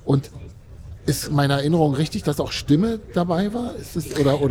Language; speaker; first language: German; native; German